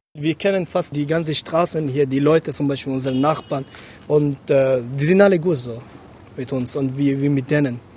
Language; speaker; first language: German; non-native, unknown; Persian